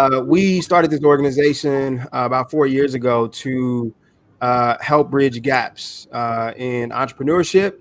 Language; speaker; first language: English; native; English